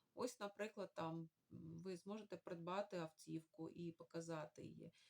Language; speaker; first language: Ukrainian; non-native, local second language; Russian